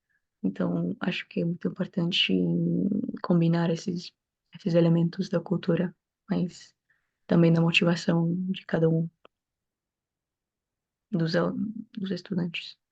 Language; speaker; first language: Portuguese; non-native, fluent; Macedonian